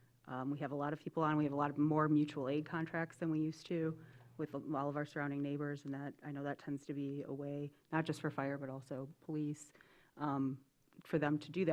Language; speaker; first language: English; native; English